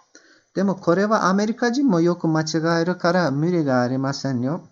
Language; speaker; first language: Japanese; non-native, fluent; Turkish